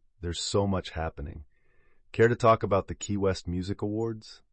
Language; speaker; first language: English; native; English